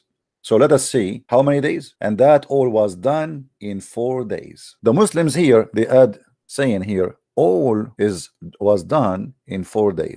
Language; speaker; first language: English; non-native, fluent; Arabic